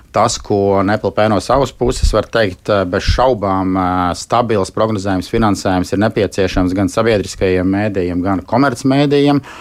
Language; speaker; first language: Latvian; native; Latvian